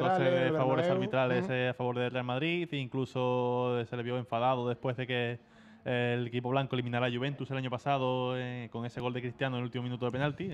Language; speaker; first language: Spanish; native; Spanish